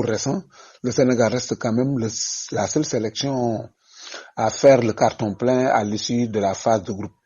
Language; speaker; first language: French; non-native, local second language; Wolof